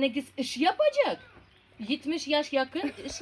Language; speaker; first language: Turkish; non-native, learner; Russian